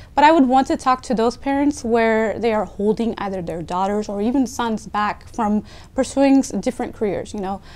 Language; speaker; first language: English; native; English